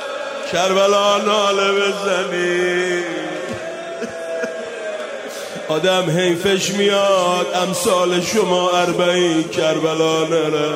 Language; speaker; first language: Persian; native; Persian